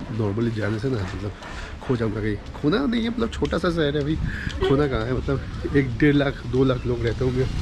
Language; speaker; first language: Hindi; non-native, local second language; Bangla